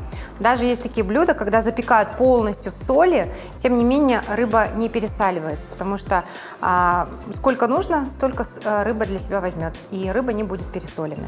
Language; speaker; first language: Russian; native; Russian